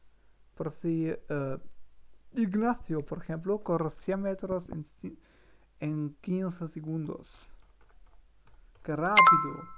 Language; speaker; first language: Spanish; non-native, learner; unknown